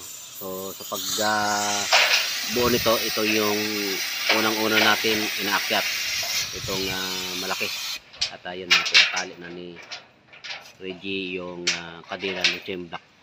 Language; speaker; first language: Filipino; native; Filipino